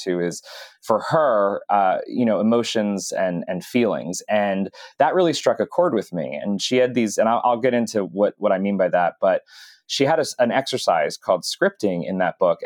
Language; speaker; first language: English; native; English